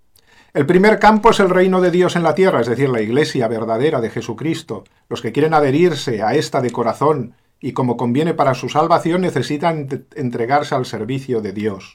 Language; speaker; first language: Spanish; native; Spanish